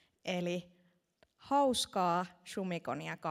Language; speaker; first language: Finnish; native; Finnish